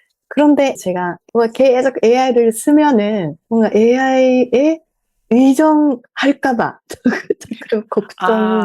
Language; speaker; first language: Korean; non-native, fluent; Japanese